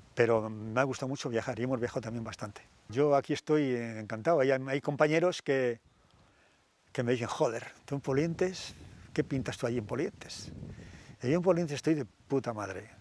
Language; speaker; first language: Spanish; native; Spanish